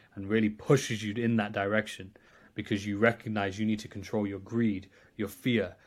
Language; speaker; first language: English; native; English